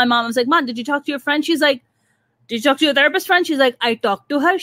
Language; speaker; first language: English; non-native, local second language; Urdu